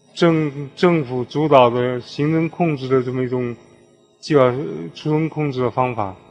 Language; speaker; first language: Chinese; native; Chinese